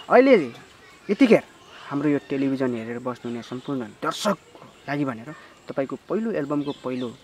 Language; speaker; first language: Nepali; native; Nepali